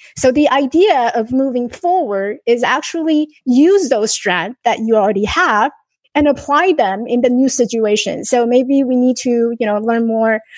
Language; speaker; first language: English; non-native, fluent; Chinese